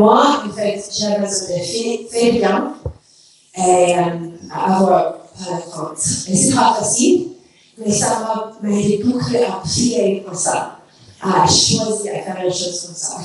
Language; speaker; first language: French; non-native, learner; English